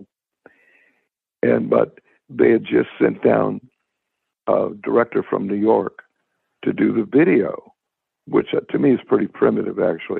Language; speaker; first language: English; native; English